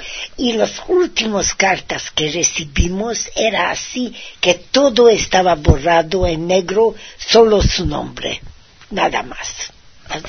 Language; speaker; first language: Spanish; non-native, fluent; Hungarian